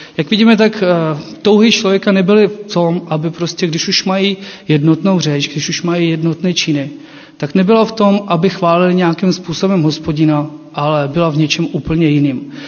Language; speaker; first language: Czech; non-native, fluent; Ukrainian